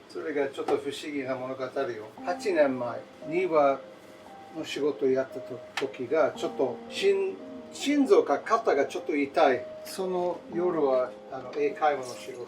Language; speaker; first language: Japanese; non-native, learner; English